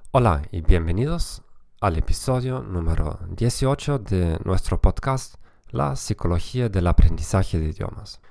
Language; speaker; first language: Spanish; non-native, fluent; German